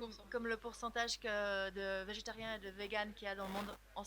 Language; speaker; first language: French; native; French